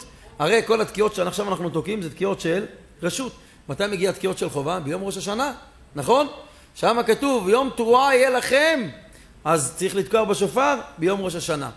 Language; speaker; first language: Hebrew; native; Hebrew